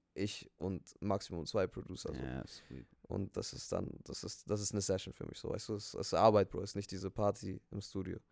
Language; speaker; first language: German; early bilingual, other home language; Spanish